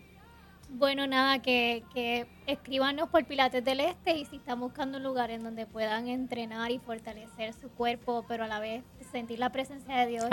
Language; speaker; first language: Spanish; native; Spanish